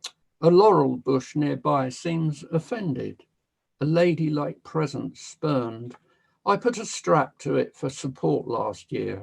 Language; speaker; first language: English; native; English